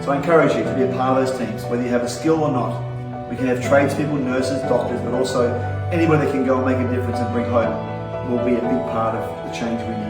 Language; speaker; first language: English; native; English